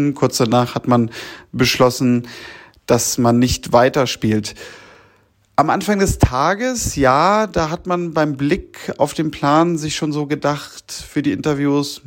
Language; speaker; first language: German; native; German